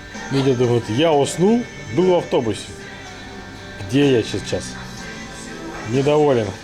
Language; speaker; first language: Russian; native; Russian